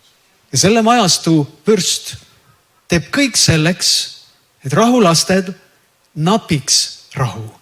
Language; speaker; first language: Estonian; native; Estonian